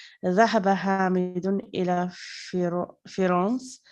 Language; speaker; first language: Arabic; non-native, learner; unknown